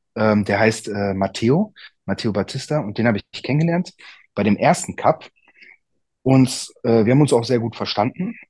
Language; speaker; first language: German; native; German